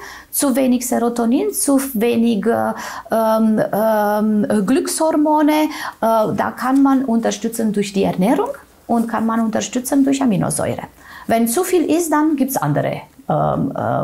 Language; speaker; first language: German; non-native, fluent; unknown